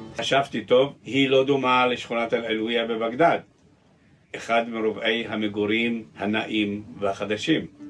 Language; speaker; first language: Hebrew; early bilingual, other home language; Arabic